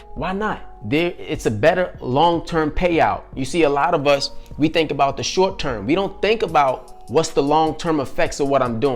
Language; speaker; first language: English; native; English